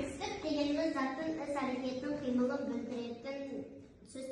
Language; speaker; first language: Kazakh; native; Kazakh